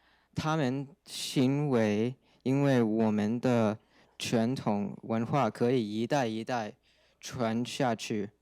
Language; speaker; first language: Chinese; non-native, learner; English